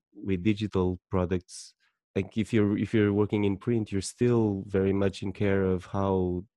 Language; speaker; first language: English; non-native, fluent; Portuguese